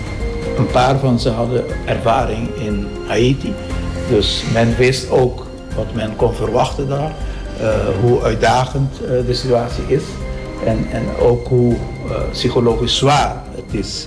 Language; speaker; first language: Dutch; non-native, local second language; Papiamento